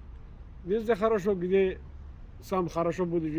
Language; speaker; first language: Russian; non-native, local second language; Chechen